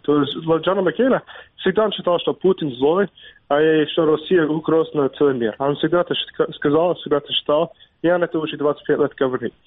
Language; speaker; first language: Russian; non-native, fluent; English